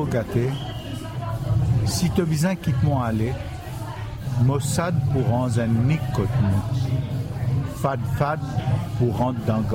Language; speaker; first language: French; non-native, local second language; Morisyen